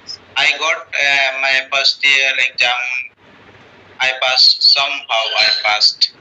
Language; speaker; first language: English; non-native, learner; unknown